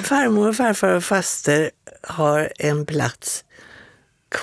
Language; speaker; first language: Swedish; native; Swedish